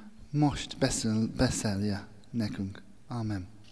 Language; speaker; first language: Hungarian; non-native, learner; English